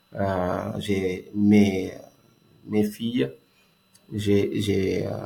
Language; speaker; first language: French; non-native, local second language; Wolof